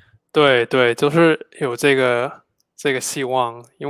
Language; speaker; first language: Chinese; non-native, fluent; English